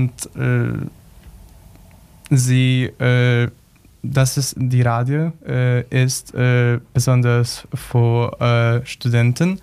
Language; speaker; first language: German; non-native, learner; Polish